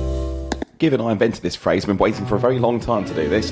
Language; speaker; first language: English; native; English